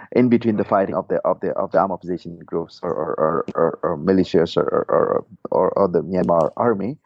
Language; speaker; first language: English; non-native, fluent; Burmese